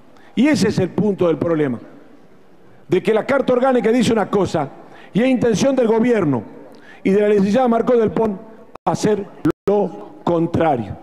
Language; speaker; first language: Spanish; native; Spanish